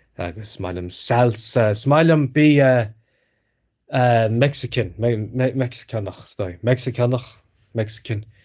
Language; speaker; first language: Irish; native; Irish